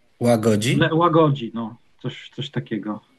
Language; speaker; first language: Polish; non-native, fluent; Belarusian